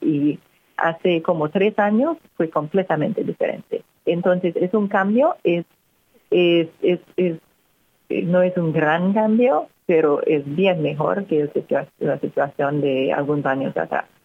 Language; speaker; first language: Spanish; non-native, fluent; English